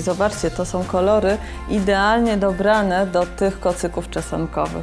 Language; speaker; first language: Polish; native; Polish